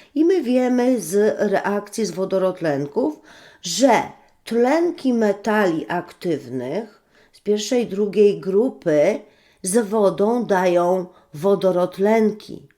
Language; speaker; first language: Polish; native; Polish